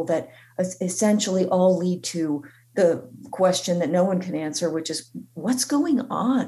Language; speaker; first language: English; native; English